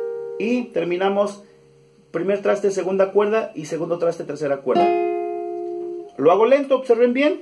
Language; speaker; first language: Spanish; native; Spanish